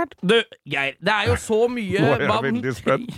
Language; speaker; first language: Norwegian; native; Norwegian